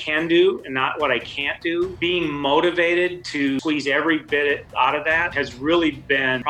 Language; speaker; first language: English; native; English